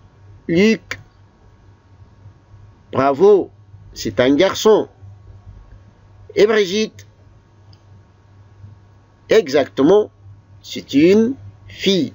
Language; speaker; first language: French; non-native, fluent; Arabic